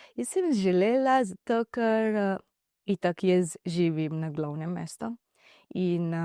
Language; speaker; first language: Slovenian; non-native, learner; Divehi